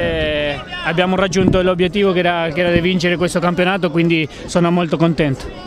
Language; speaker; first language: Italian; non-native, fluent; Spanish